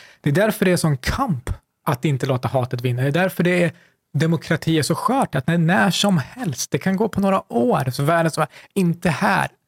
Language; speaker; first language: Swedish; early bilingual, other home language; Kurdish